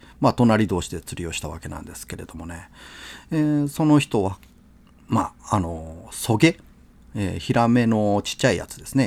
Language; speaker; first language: Japanese; native; Japanese